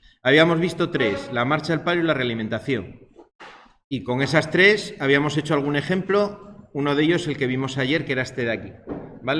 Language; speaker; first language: Spanish; native; Spanish